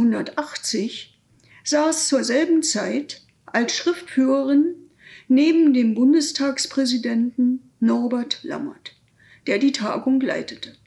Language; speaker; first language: German; native; German